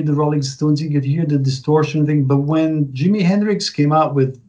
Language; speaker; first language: English; non-native, fluent; Italian